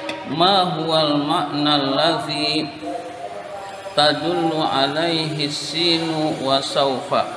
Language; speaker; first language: Arabic; non-native, fluent; Indonesian